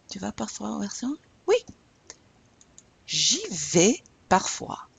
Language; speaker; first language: French; non-native, fluent; English